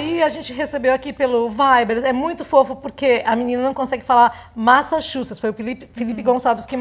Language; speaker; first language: Portuguese; native; Portuguese